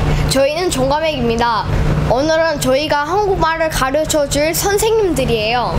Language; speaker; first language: Korean; early bilingual, other home language; English